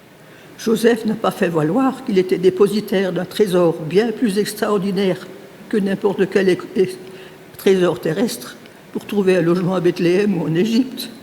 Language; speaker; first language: French; native; French